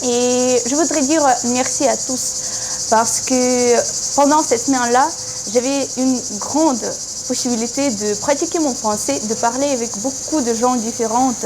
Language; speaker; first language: French; non-native, fluent; Ukrainian